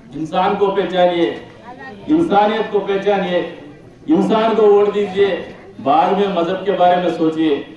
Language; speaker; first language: Hindi; non-native, local second language; Telugu